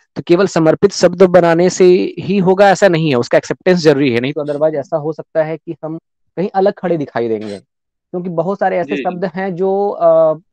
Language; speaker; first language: Hindi; native; Hindi